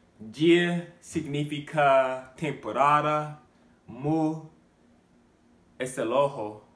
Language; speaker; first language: Spanish; non-native, learner; English